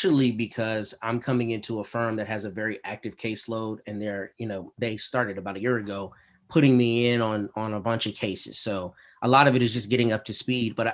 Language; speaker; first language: English; native; English